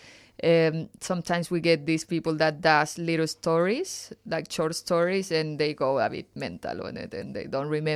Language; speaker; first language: English; non-native, fluent; Spanish